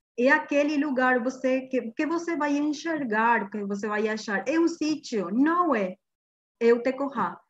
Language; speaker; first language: Portuguese; non-native, fluent; Guarani